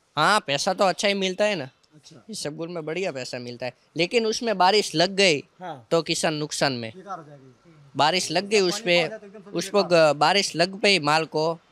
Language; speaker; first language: Hindi; non-native, local second language; Gujarati